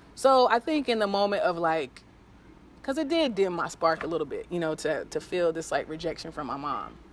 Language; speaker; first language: English; native; English